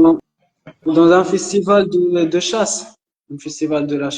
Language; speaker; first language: French; non-native, local second language; Arabic